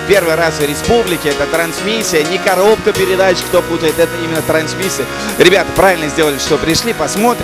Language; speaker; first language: Russian; native; Russian